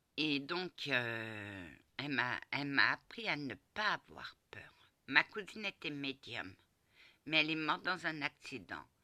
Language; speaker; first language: French; early bilingual, other home language; Portuguese